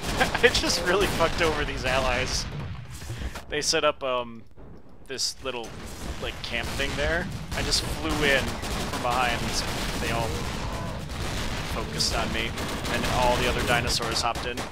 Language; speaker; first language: English; native; English